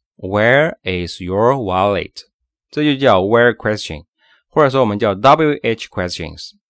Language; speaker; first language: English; non-native, fluent; Chinese